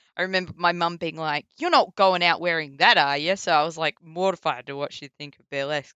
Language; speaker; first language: English; native; English